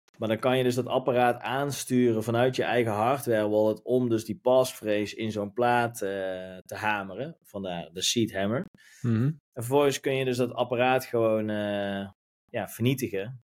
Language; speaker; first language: Dutch; native; Dutch